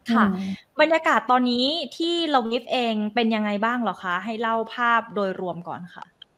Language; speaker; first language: Thai; native; Thai